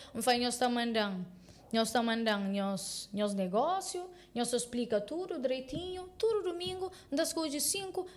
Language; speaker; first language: Portuguese; non-native, local second language; Kabuverdianu